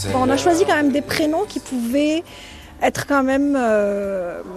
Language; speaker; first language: French; non-native, local second language; Arabic